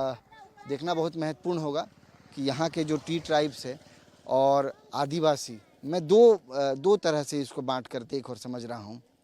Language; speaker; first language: Hindi; native; Hindi